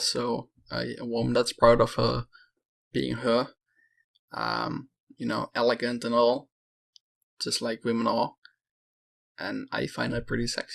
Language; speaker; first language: English; non-native, fluent; Dutch